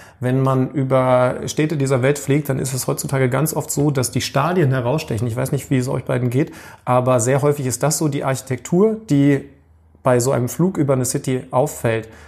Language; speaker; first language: German; native; German